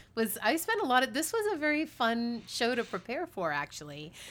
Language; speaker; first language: English; native; English